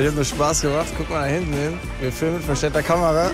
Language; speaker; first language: German; native; German